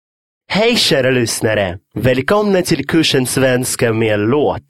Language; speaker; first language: Swedish; non-native, fluent; Russian